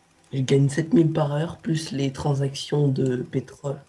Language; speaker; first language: French; native; French